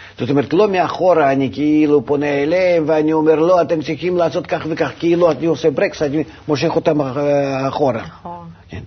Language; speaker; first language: Hebrew; non-native, fluent; Russian